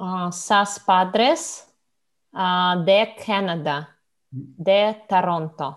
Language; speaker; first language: Spanish; non-native, learner; Russian